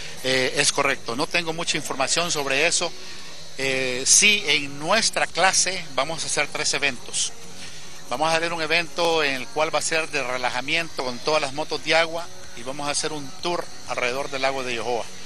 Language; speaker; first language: Spanish; native; Spanish